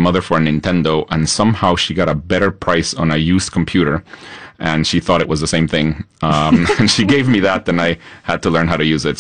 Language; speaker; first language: English; non-native, fluent; Spanish